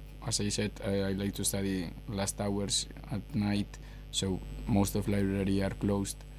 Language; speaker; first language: English; non-native, fluent; Spanish